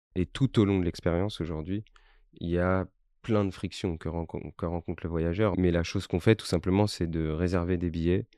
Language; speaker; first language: French; native; French